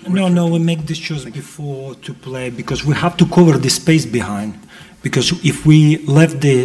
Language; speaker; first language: English; non-native, fluent; Russian